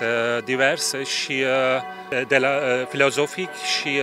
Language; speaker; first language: Romanian; non-native, learner; Turkish